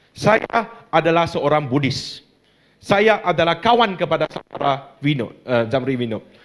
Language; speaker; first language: Malay; non-native, local second language; Chinese